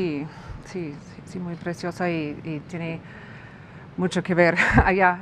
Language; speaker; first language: Spanish; non-native, fluent; English